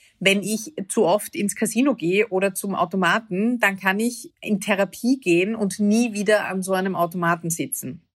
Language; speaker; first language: German; native; German